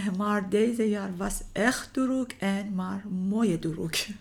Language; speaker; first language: Dutch; non-native, learner; Persian